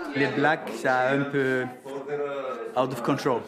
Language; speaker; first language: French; non-native, learner; Icelandic